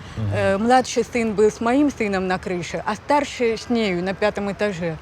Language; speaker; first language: Russian; native; Russian